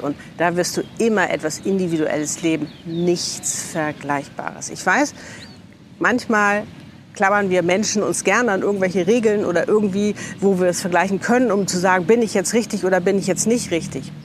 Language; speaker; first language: German; native; German